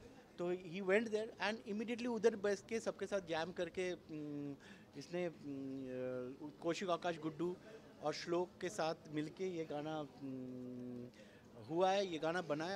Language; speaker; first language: Hindi; non-native, local second language; Bangla